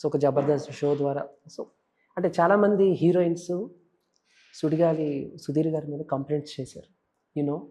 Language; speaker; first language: Telugu; native; Telugu